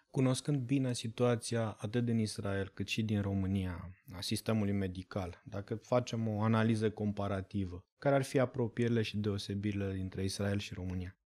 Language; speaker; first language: Romanian; native; Romanian